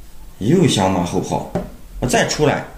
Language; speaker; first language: Chinese; native; Chinese